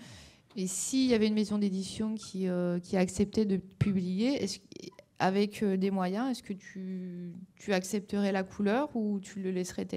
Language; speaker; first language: French; native; French